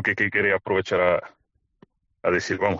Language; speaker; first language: Spanish; non-native, fluent; Bulgarian